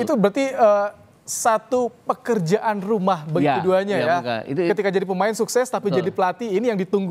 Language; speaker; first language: Indonesian; native; Indonesian